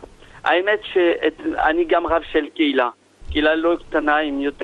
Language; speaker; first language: Hebrew; non-native, fluent; French